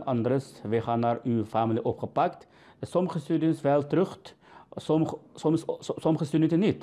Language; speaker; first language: Dutch; non-native, learner; Uyghur